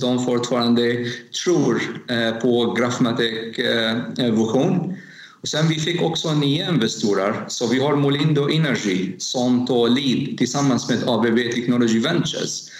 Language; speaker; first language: Swedish; non-native, learner; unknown